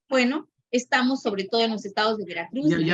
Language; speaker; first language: Spanish; native; Spanish